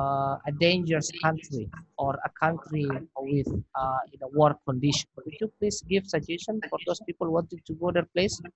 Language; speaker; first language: English; non-native, fluent; Indonesian